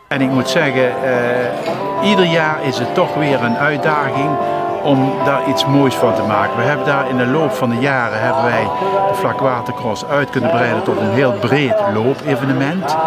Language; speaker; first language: Dutch; native; Dutch